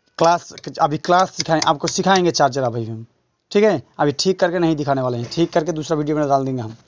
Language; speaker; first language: Hindi; non-native, local second language; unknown